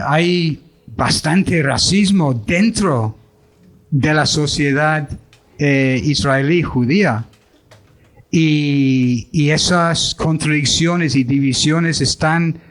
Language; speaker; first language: Spanish; non-native, fluent; English